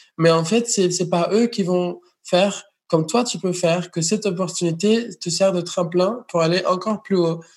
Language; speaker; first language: French; non-native, fluent; Spanish